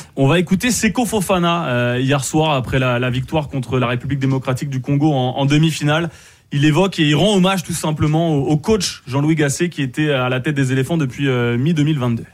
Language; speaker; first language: French; native; French